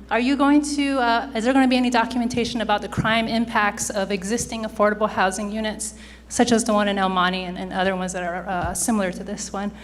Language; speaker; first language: English; native; English